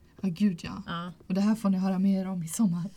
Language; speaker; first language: Swedish; native; Swedish